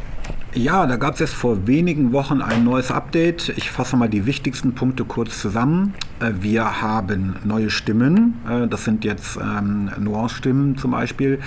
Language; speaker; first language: German; native; German